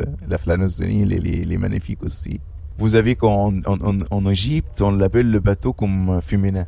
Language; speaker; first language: French; non-native, learner; Arabic